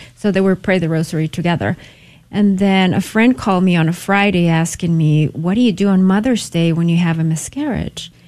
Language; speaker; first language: English; non-native, fluent; Spanish